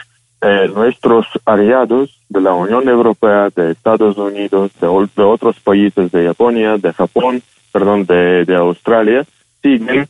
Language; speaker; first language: Spanish; non-native, fluent; Ukrainian